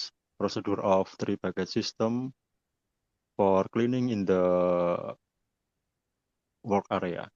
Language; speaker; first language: English; non-native, learner; Indonesian